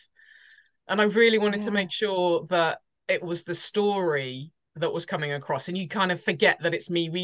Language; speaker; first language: English; native; English